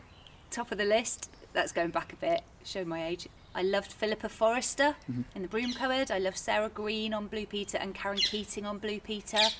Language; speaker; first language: English; native; English